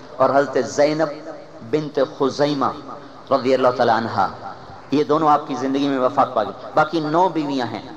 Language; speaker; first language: Urdu; non-native, local second language; Punjabi